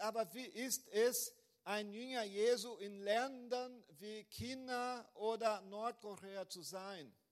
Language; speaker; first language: German; non-native, fluent; Portuguese